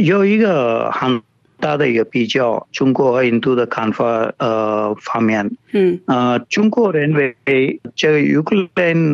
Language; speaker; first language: Chinese; non-native, fluent; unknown